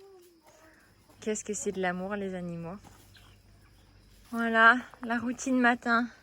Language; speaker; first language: French; native; French